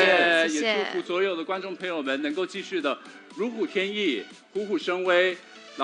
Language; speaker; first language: Chinese; native; Chinese